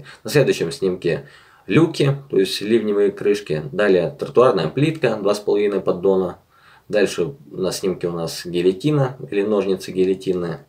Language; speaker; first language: Russian; native; Russian